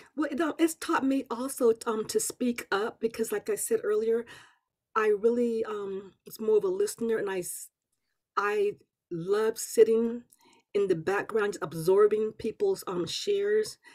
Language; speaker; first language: English; native; English